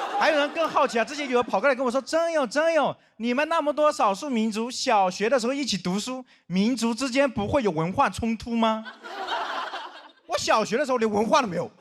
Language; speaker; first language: Chinese; non-native, local second language; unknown